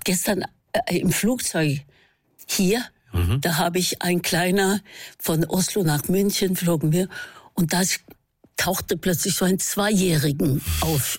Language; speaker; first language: German; non-native, fluent; Norwegian